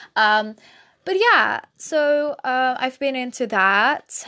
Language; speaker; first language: English; non-native, fluent; Dutch